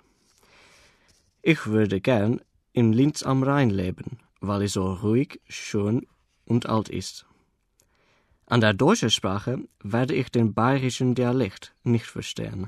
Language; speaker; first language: German; non-native, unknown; Afrikaans